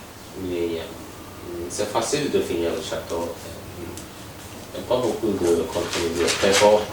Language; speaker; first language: French; non-native, fluent; Japanese